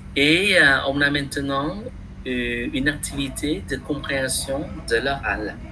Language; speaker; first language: French; non-native, fluent; Vietnamese